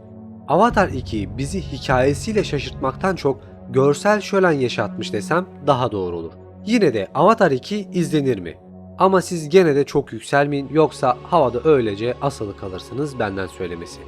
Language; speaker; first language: Turkish; native; Turkish